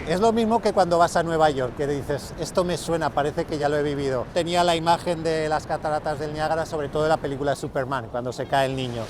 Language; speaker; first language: Spanish; native; Spanish